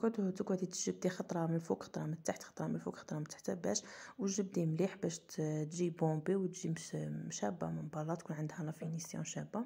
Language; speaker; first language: Arabic; native; Arabic